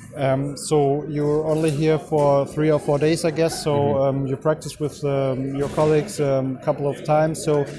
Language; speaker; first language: English; non-native, fluent; German